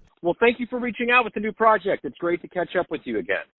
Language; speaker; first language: English; native; English